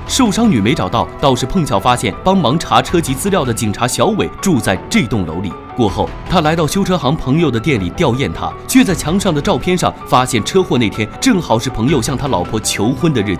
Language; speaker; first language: Chinese; native; Chinese